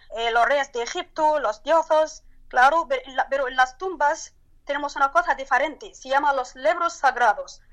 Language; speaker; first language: Spanish; non-native, learner; Turkish